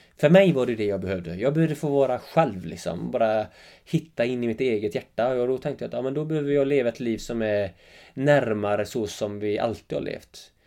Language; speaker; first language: Swedish; native; Swedish